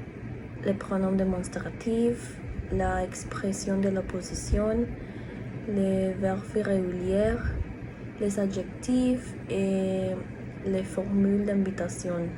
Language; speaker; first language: French; non-native, learner; Spanish